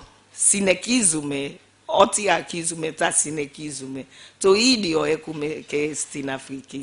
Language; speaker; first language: Greek; non-native, fluent; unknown